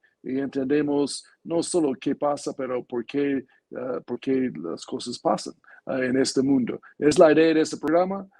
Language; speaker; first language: Spanish; non-native, fluent; English